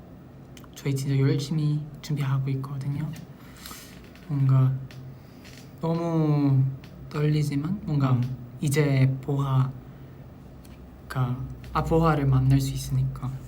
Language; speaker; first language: Korean; non-native, local second language; Filipino